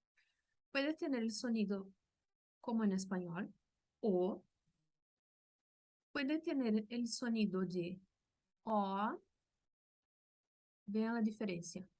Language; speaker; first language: Spanish; non-native, fluent; Portuguese